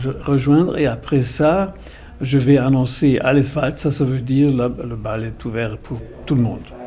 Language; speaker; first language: French; non-native, fluent; German